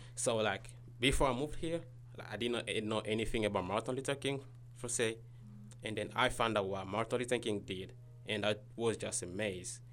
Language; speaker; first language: English; non-native, learner; Lingala